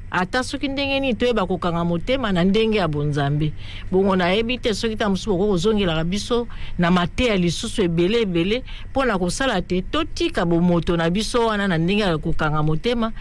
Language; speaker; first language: Lingala; native; Lingala